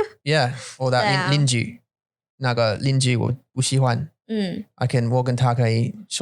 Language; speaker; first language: Chinese; non-native, learner; English